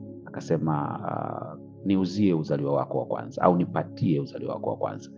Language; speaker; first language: Swahili; native; Swahili